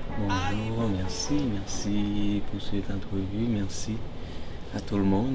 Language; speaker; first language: French; non-native, local second language; Haitian Creole